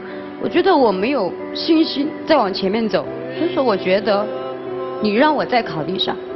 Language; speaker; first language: Chinese; native; Chinese